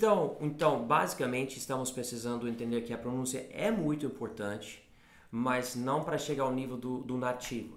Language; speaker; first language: Portuguese; non-native, fluent; English